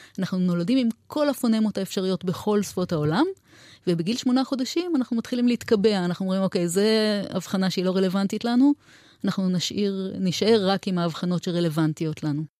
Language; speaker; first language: Hebrew; native; Hebrew